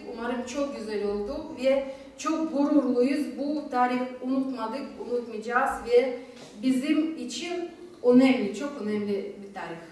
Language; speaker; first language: Turkish; non-native, learner; Russian